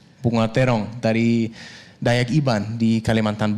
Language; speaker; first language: Indonesian; non-native, learner; Danish